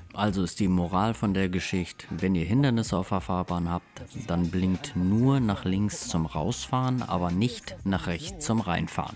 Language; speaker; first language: German; native; German